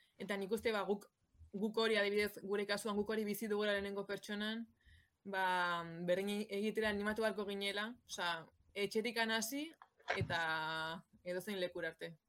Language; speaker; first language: Basque; native; Basque